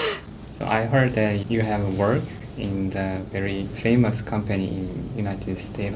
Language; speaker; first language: English; non-native, fluent; Korean